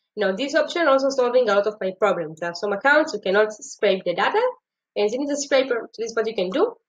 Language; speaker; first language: English; non-native, fluent; Hebrew